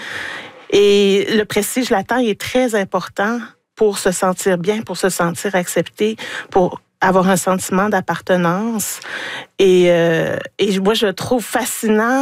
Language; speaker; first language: French; native; French